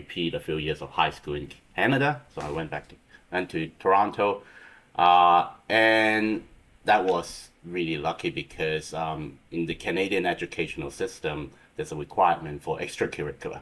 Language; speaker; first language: English; non-native, local second language; Cantonese